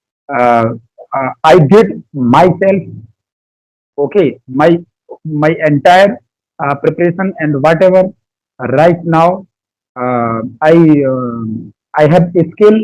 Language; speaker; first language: English; non-native, learner; Hindi